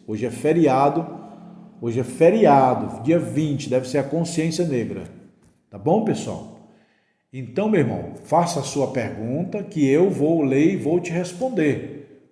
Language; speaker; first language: Portuguese; native; Portuguese